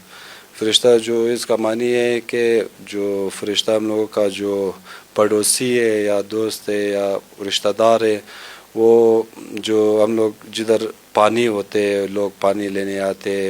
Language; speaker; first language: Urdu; non-native, local second language; Hazaragi